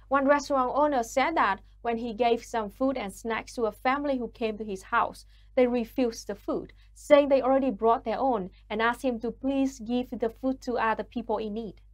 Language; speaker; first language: English; non-native, fluent; Vietnamese